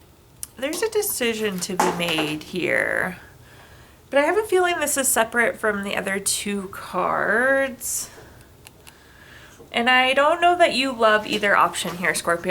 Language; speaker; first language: English; native; English